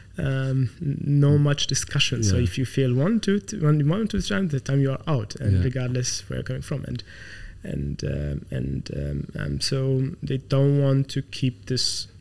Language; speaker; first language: English; non-native, fluent; Arabic